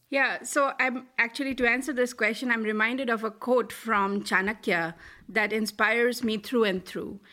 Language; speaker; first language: English; non-native, local second language; Hindi